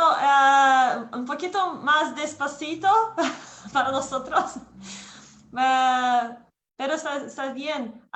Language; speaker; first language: Spanish; non-native, learner; Portuguese